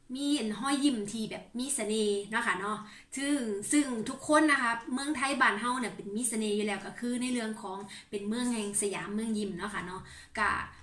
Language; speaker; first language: Thai; native; Thai